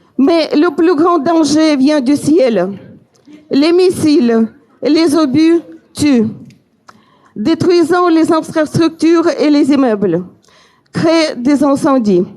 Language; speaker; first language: French; non-native, fluent; Ukrainian